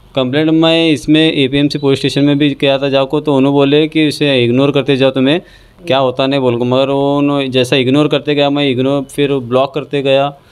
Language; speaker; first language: Hindi; non-native, local second language; Urdu